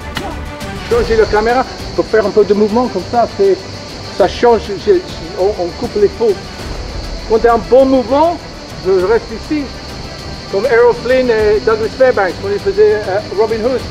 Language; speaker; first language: French; non-native, fluent; English